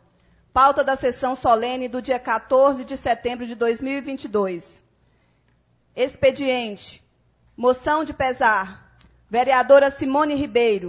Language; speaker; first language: Portuguese; native; Portuguese